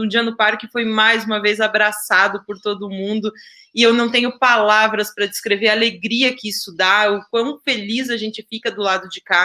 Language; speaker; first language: Portuguese; native; Portuguese